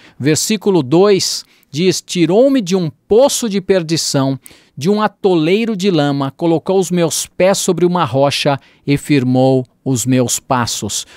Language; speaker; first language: Portuguese; native; Portuguese